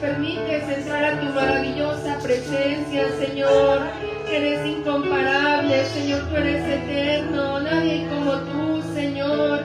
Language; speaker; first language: Spanish; native; Spanish